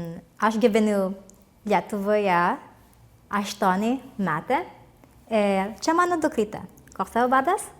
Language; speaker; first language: Lithuanian; non-native, learner; Cebuano